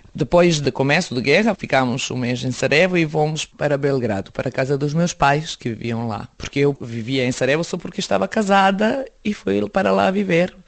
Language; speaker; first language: Portuguese; non-native, fluent; Serbian